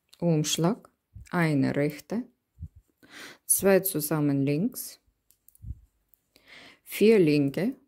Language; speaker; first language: German; non-native, learner; Russian